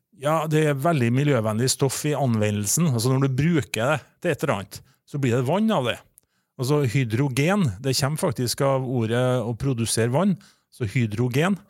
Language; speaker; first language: Norwegian; native; Norwegian